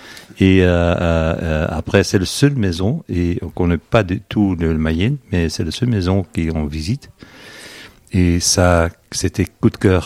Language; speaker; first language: French; non-native, learner; Dutch